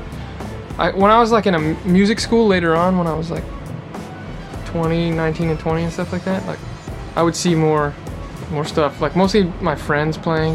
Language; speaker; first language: English; native; English